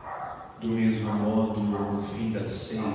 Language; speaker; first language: Portuguese; native; Portuguese